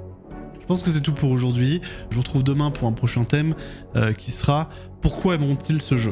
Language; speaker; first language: French; native; French